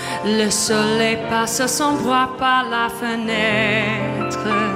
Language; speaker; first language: French; non-native, learner; English